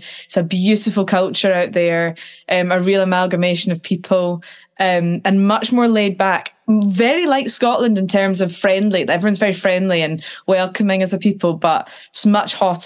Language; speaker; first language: English; native; English